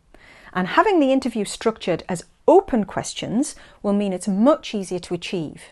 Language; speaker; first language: English; native; English